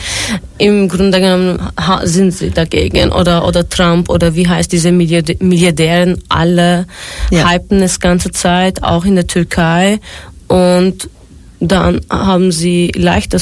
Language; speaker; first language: German; non-native, fluent; Turkish